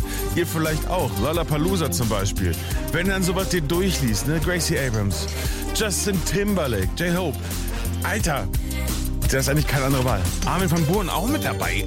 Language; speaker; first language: German; native; German